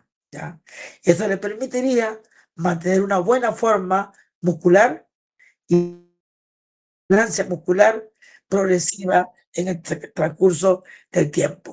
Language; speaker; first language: Spanish; native; Spanish